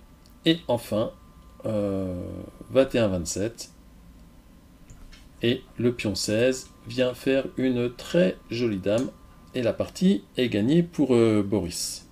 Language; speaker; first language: French; native; French